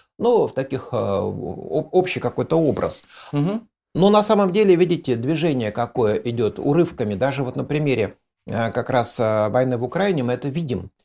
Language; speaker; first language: Russian; native; Russian